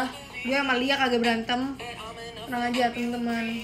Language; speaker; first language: Indonesian; native; Indonesian